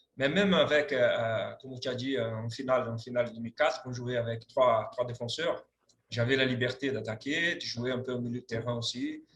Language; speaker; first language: French; non-native, fluent; Portuguese